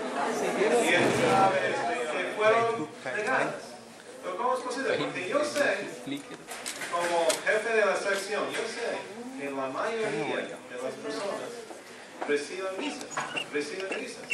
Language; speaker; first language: Spanish; non-native, fluent; English